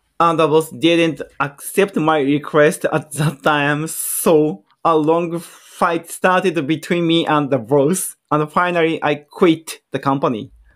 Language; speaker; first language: English; non-native, learner; Japanese